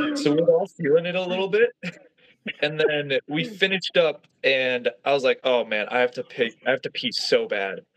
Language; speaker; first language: English; native; English